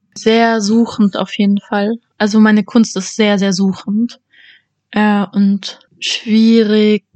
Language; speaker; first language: German; native; German